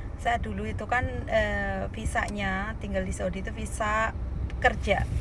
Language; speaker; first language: Indonesian; native; Indonesian